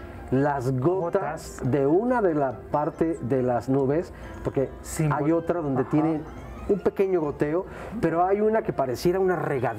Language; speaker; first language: Spanish; native; Spanish